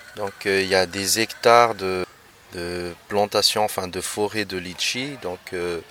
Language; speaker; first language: French; non-native, local second language; Malagasy